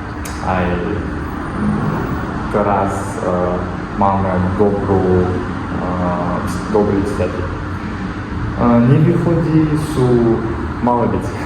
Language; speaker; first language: Slovak; non-native, learner; Kazakh